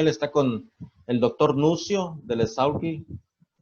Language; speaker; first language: Spanish; native; Spanish